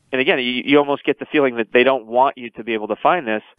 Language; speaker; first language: English; native; English